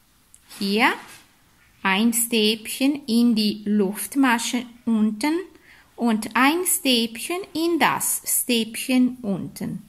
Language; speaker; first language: German; non-native, fluent; Italian